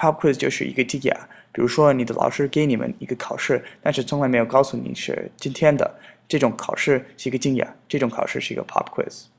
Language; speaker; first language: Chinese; non-native, fluent; English